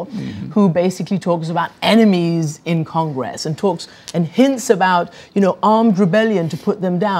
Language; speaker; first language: English; native; English